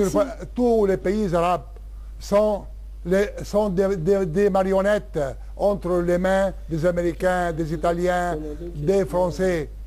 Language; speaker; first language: French; non-native, local second language; Arabic